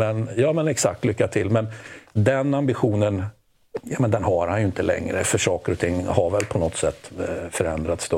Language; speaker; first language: Swedish; native; Swedish